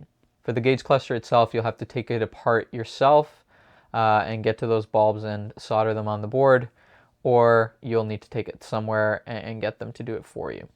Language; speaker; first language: English; native; English